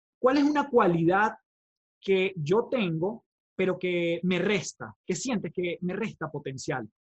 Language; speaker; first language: Spanish; native; Spanish